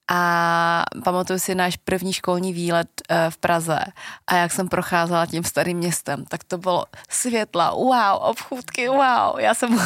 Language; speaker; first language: Czech; early bilingual, other home language; Vietnamese